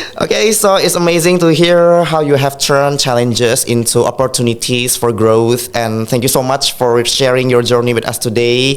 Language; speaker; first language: English; non-native, fluent; Indonesian